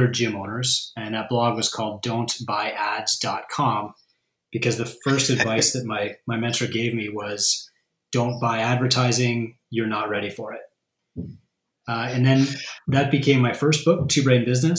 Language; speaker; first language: English; native; English